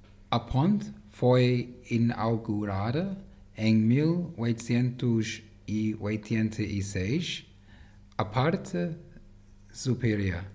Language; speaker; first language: Portuguese; non-native, learner; English